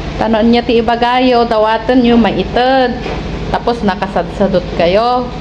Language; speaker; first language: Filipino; non-native, local second language; Iloko